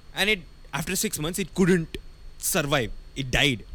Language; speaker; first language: English; non-native, local second language; Tamil